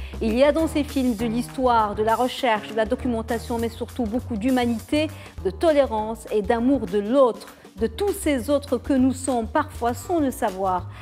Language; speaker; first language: French; non-native, local second language; Arabic